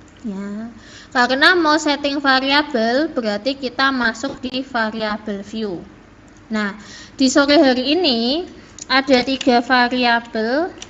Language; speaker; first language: Indonesian; native; Indonesian